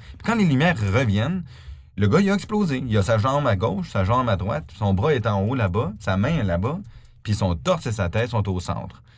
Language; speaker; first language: French; native; French